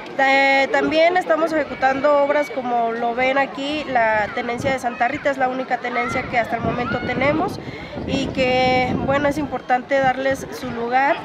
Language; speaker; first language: Spanish; native; Spanish